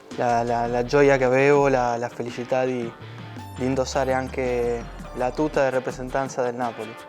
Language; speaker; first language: Italian; non-native, fluent; Spanish